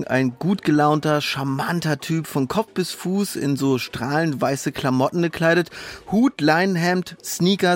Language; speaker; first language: German; native; German